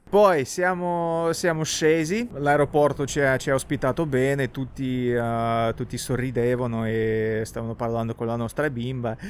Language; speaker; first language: Italian; non-native, fluent; Russian